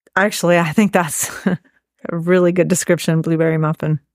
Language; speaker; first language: English; native; English